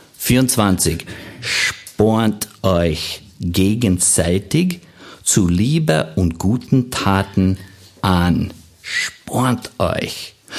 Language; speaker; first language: German; non-native, fluent; English